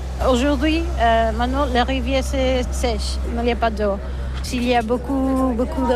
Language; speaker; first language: French; non-native, learner; Catalan